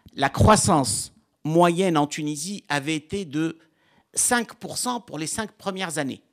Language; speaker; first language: French; non-native, local second language; Arabic